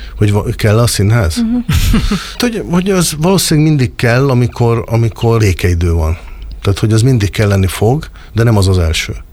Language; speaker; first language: Hungarian; native; Hungarian